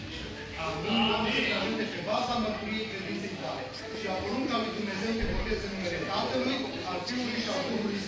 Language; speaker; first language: Romanian; native; Romanian